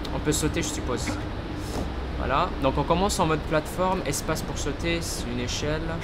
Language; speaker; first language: French; native; French